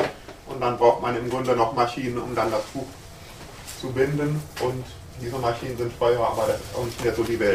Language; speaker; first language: German; native; German